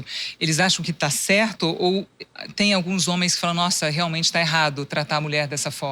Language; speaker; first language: Portuguese; native; Portuguese